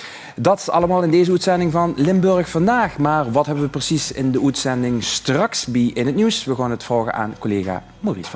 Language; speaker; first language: Dutch; native; Dutch